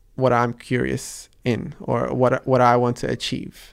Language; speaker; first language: English; early bilingual, other home language; Arabic